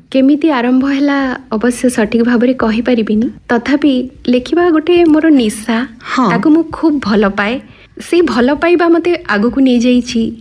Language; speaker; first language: Odia; native; Odia